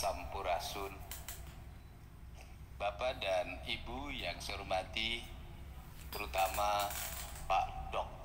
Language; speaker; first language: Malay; non-native, local second language; Sundanese